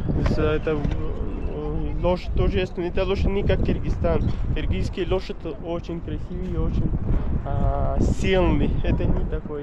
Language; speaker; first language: Russian; non-native, learner; Pashto